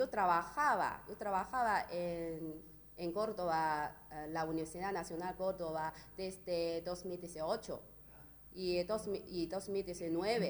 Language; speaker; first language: Spanish; non-native, learner; Chinese